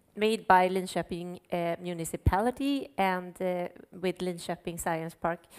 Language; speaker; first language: English; non-native, fluent; Swedish